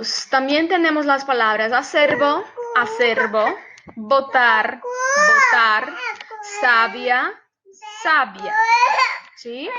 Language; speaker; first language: Spanish; non-native, fluent; Portuguese